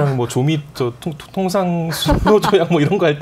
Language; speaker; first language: Korean; native; Korean